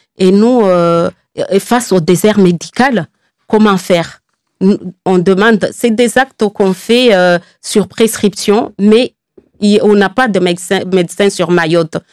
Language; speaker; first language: French; non-native, local second language; Comorian